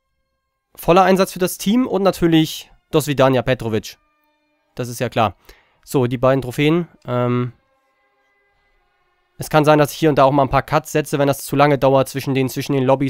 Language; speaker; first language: German; native; German